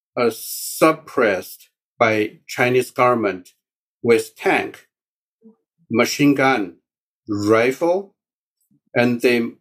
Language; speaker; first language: English; non-native, learner; Chinese